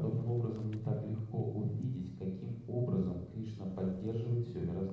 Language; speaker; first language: Russian; native; Russian